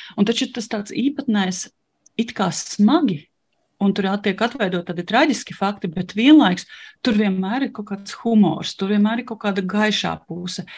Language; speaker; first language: Latvian; non-native, local second language; Russian